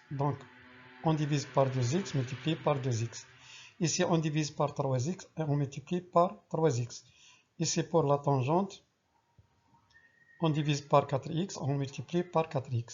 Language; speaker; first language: French; non-native, local second language; Arabic